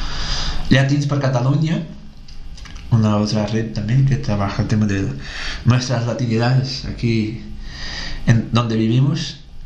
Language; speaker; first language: Spanish; non-native, fluent; Portuguese